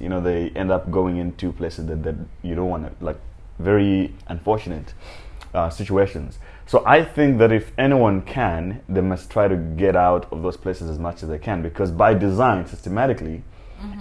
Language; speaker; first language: English; non-native, local second language; Nyanja